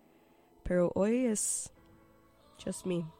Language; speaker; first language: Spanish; non-native, learner; English